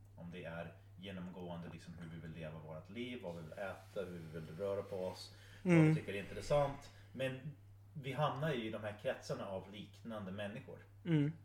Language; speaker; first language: Swedish; non-native, fluent; English